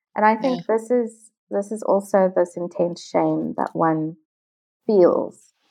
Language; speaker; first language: English; native; English